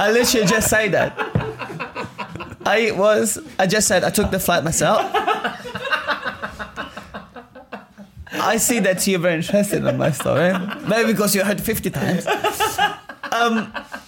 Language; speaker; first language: English; non-native, fluent; Italian